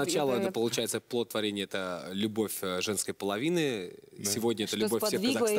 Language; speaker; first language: Russian; native; Russian